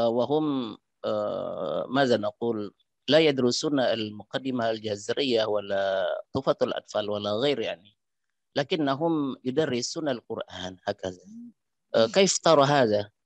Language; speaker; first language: Arabic; non-native, fluent; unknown